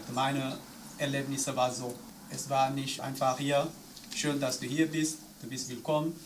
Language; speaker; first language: German; non-native, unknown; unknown